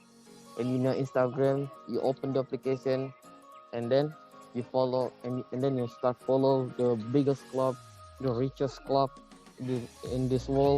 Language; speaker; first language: English; non-native, learner; Indonesian